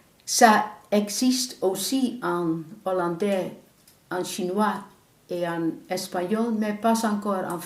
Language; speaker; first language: French; non-native, fluent; Dutch